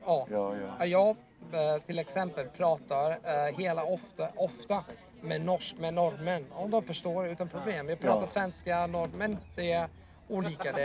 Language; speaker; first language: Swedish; non-native, fluent; Italian